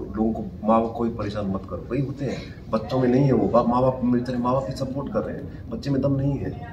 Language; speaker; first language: Hindi; native; Hindi